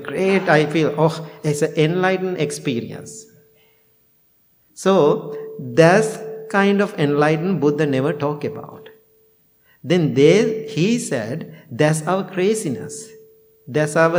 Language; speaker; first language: English; non-native, local second language; Sinhala